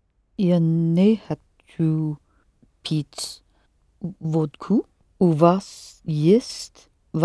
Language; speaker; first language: Russian; non-native, learner; English